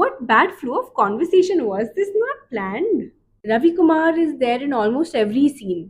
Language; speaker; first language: English; non-native, local second language; Hindi